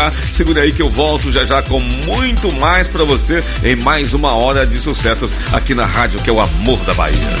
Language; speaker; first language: Portuguese; native; Portuguese